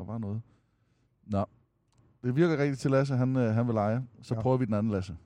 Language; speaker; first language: Danish; native; Danish